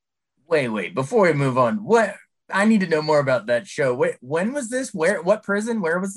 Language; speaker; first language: English; native; English